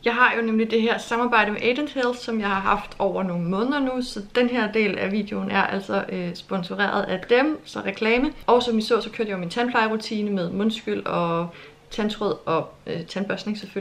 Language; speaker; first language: Danish; native; Danish